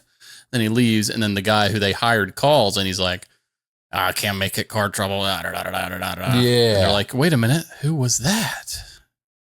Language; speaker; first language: English; native; English